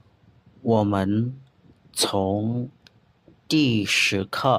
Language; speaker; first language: Chinese; non-native, fluent; Khmer